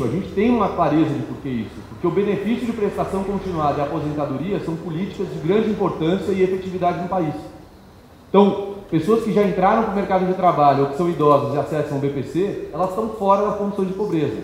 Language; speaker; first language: Portuguese; native; Portuguese